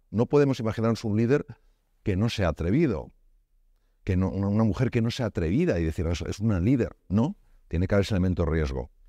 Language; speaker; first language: Spanish; native; Spanish